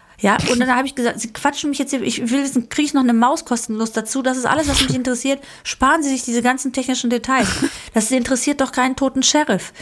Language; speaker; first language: German; early bilingual, other home language; Greek